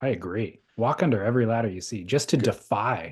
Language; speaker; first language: English; native; English